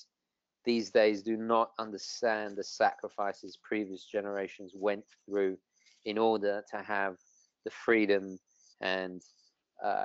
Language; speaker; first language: English; non-native, local second language; Italian